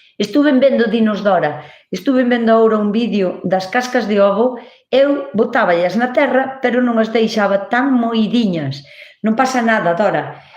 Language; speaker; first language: Galician; native; Galician